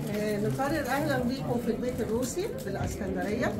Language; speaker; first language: Arabic; native; Arabic